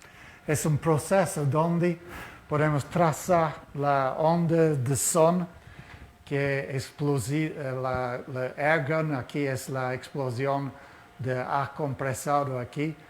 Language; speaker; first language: Spanish; non-native, fluent; Portuguese